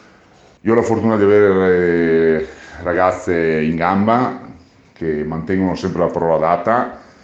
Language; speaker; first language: Italian; native; Italian